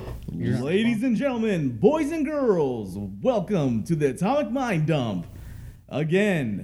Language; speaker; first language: English; native; English